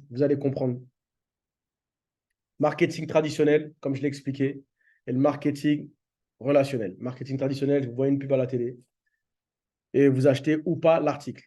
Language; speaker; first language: French; native; French